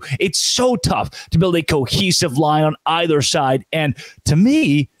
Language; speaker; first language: English; native; English